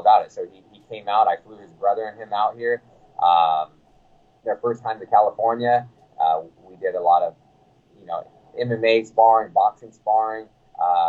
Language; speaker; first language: English; native; English